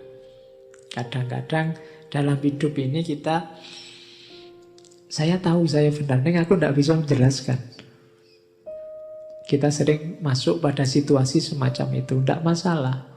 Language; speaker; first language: Indonesian; native; Indonesian